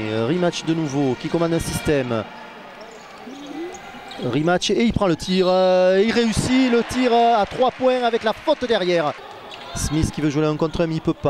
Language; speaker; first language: French; native; French